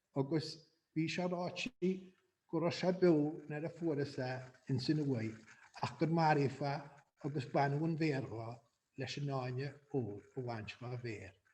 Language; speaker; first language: Irish; native; Irish